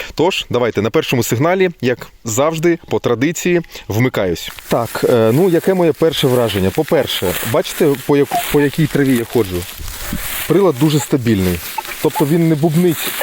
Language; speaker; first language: Ukrainian; non-native, local second language; Russian